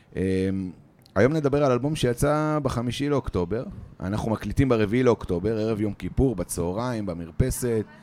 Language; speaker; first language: Hebrew; native; Hebrew